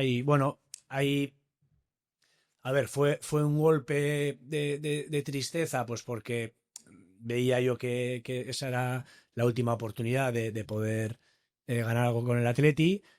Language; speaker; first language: Spanish; native; Spanish